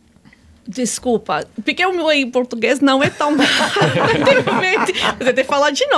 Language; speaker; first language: Portuguese; non-native, fluent; English